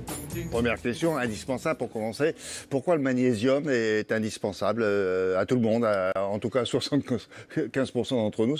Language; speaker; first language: French; native; French